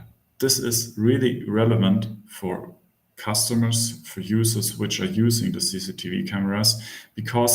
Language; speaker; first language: English; non-native, fluent; German